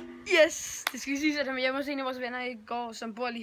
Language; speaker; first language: Danish; native; Danish